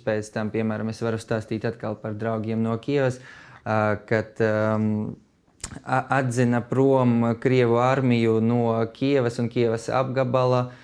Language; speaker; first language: Latvian; non-native, fluent; Russian